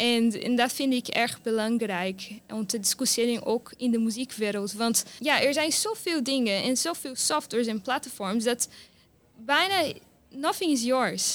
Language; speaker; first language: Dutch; non-native, learner; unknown